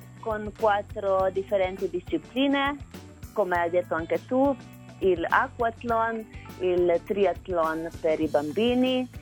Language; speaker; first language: Italian; non-native, learner; Slovenian